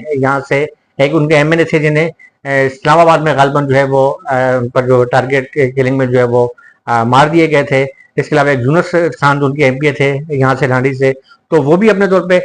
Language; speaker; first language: Urdu; native; Urdu